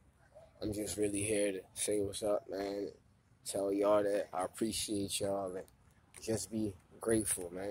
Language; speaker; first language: English; native; English